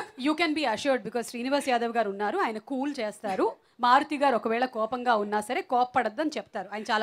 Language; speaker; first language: Telugu; native; Telugu